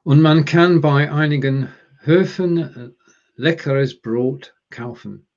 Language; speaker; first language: German; non-native, learner; English